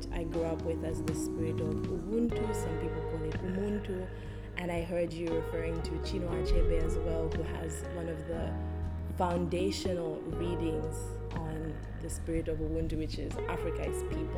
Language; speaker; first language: English; non-native, local second language; Nyanja